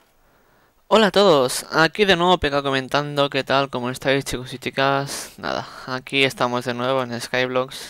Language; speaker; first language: Spanish; native; Spanish